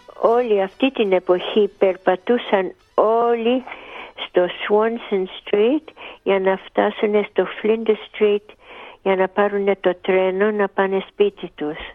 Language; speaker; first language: Greek; early bilingual, heritage; Greek